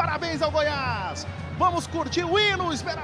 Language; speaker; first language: Portuguese; native; Portuguese